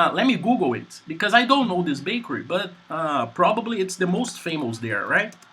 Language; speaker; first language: English; non-native, fluent; Portuguese